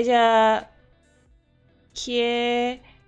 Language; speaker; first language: Spanish; non-native, learner; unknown